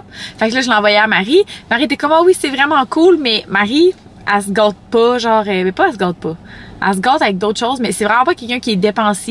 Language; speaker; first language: French; native; French